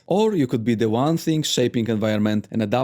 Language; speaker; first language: English; non-native, fluent; Polish